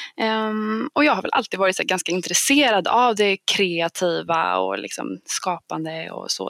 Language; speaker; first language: Swedish; native; Swedish